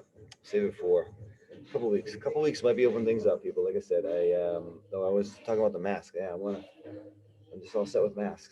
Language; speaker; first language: English; native; English